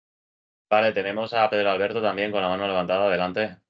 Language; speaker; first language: Spanish; native; Spanish